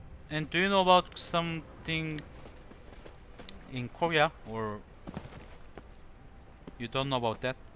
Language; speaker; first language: English; non-native, learner; Korean